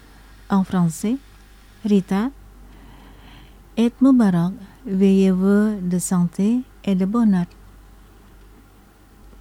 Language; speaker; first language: French; non-native, fluent; Indonesian